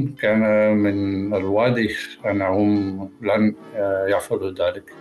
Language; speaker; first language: Arabic; non-native, learner; Dutch